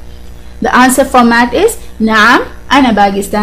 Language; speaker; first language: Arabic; non-native, fluent; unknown